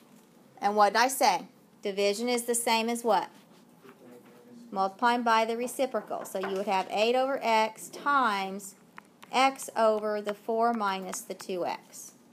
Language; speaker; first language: English; native; English